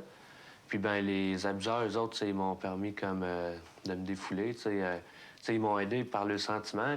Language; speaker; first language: French; native; French